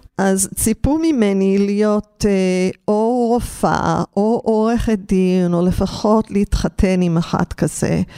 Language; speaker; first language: Hebrew; non-native, fluent; English